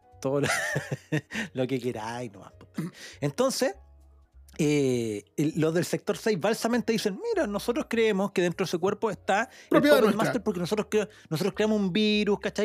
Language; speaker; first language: Spanish; native; Spanish